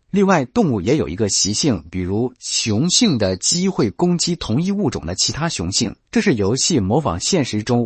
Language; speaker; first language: Chinese; native; Chinese